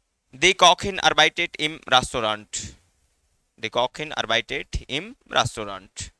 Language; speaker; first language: German; non-native, learner; Hindi